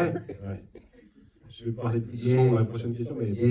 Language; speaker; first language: French; native; French